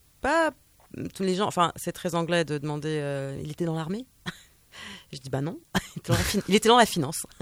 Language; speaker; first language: French; early bilingual, heritage; French